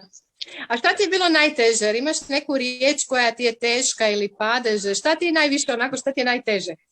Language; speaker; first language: Croatian; native; Croatian